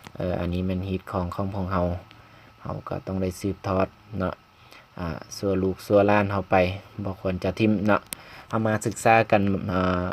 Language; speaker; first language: Lao; non-native, local second language; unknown